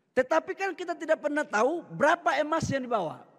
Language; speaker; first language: Indonesian; native; Indonesian